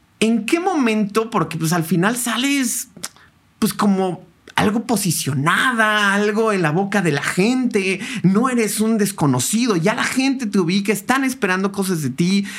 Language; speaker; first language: Spanish; native; Spanish